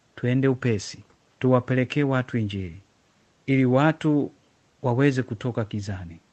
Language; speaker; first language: Swahili; non-native, local second language; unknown